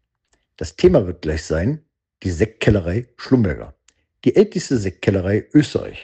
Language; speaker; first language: German; native; German